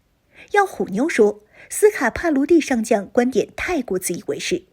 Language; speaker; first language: Chinese; native; Chinese